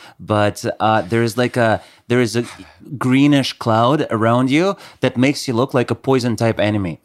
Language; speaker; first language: English; non-native, fluent; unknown